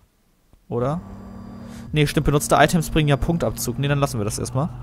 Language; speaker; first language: German; native; German